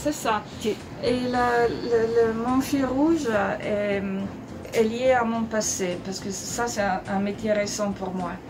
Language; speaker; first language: French; non-native, fluent; Italian